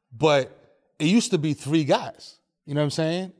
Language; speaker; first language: English; native; English